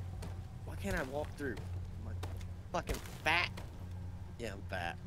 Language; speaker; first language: English; native; English